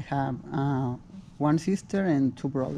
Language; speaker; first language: English; non-native, learner; Spanish